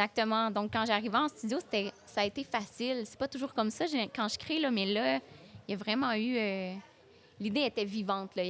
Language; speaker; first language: French; native; French